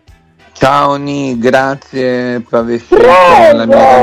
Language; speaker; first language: Italian; native; Italian